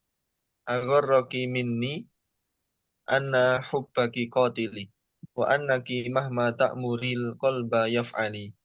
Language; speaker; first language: Arabic; non-native, learner; Indonesian